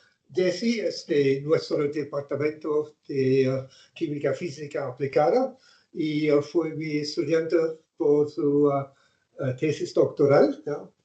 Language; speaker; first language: Spanish; non-native, fluent; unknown